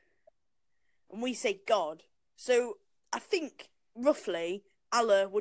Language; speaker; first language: English; native; English